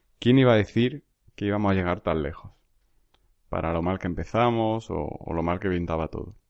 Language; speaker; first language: Spanish; native; Spanish